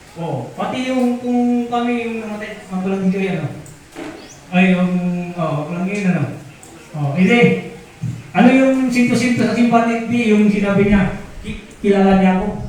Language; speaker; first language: Filipino; non-native, local second language; Cebuano